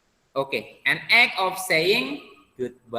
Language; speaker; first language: English; non-native, learner; Indonesian